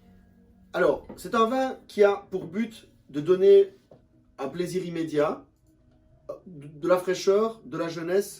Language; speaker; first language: French; native; French